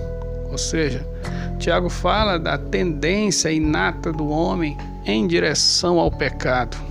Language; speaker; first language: Portuguese; native; Portuguese